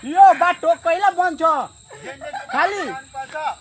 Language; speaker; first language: Nepali; non-native, local second language; Bhojpuri